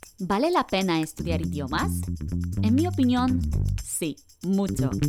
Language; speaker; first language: Spanish; non-native, fluent; Polish